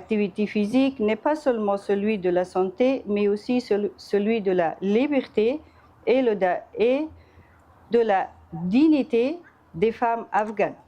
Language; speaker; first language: French; non-native, fluent; Persian